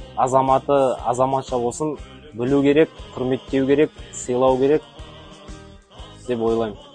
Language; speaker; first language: Kazakh; non-native, local second language; Tatar